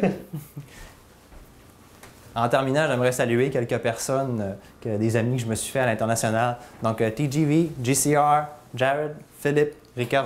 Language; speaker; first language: French; native; French